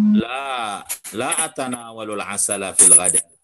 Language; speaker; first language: Arabic; non-native, fluent; Indonesian